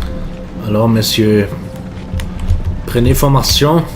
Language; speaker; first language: French; non-native, learner; German